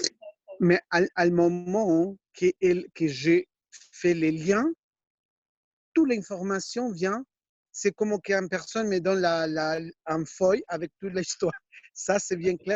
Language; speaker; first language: French; non-native, fluent; Spanish